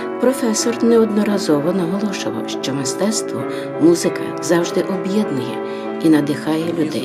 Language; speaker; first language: Ukrainian; native; Ukrainian